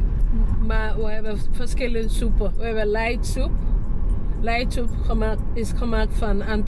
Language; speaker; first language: Dutch; non-native, local second language; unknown